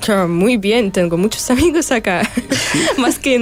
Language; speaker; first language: Spanish; early bilingual, other home language; Russian